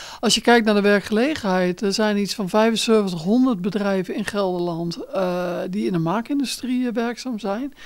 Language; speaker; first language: Dutch; native; Dutch